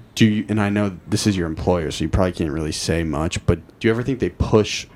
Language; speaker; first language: English; native; English